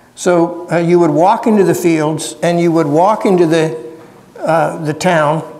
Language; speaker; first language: English; native; English